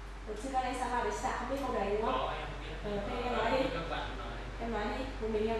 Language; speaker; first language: Vietnamese; native; Vietnamese